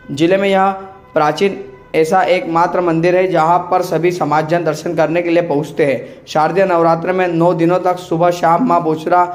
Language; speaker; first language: Hindi; native; Hindi